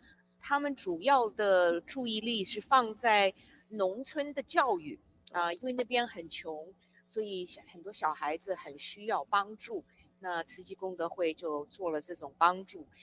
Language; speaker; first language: Chinese; early bilingual, heritage; English